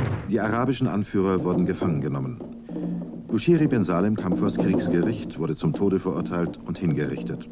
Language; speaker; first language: German; native; German